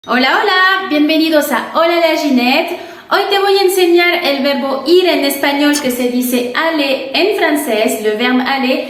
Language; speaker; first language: Spanish; non-native, fluent; French